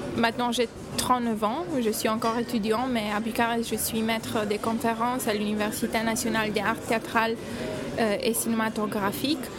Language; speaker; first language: French; non-native, learner; Romanian